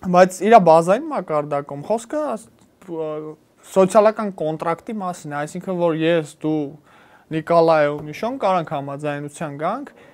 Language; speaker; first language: Armenian; native; Armenian